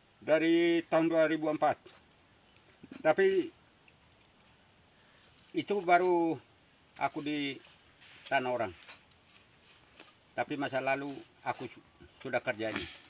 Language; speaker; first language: Indonesian; non-native, local second language; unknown